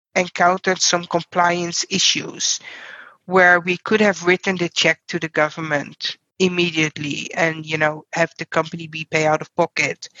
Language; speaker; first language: English; non-native, fluent; Dutch